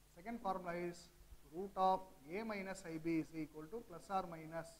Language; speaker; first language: English; non-native, local second language; Tamil